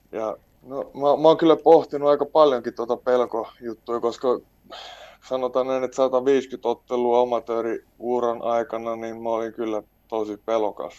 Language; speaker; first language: Finnish; non-native, local second language; Swedish